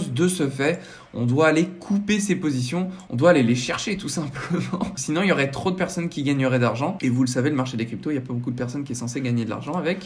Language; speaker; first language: French; native; French